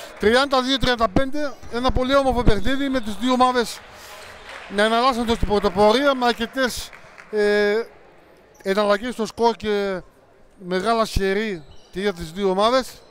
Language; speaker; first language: Greek; native; Greek